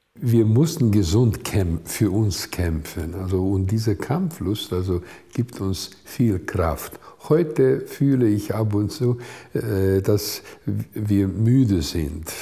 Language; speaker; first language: German; non-native, fluent; Hungarian